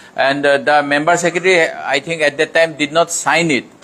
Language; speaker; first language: English; non-native, local second language; Assamese